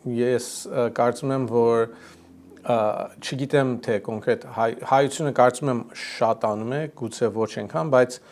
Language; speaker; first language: Armenian; early bilingual, heritage; Armenian